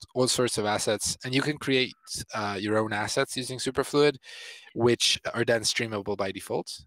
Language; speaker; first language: English; non-native, fluent; Italian